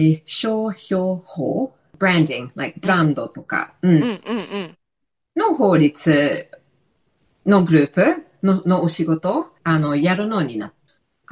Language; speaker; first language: Japanese; non-native, fluent; English